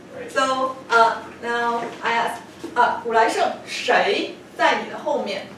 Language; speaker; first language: Chinese; non-native, fluent; English